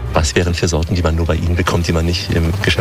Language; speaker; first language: German; native; German